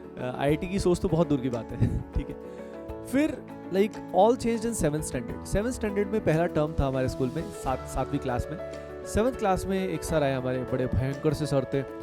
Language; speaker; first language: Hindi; native; Hindi